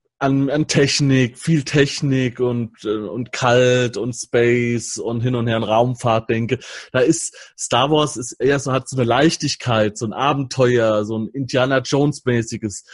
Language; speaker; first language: German; native; German